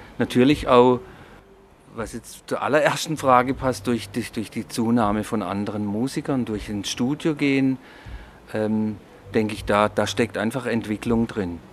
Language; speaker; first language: German; native; German